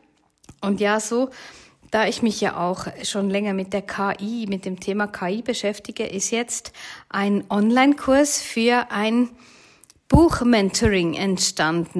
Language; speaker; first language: German; native; German